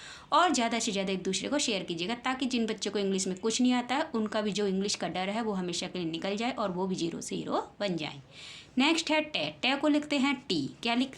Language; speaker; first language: Hindi; native; Hindi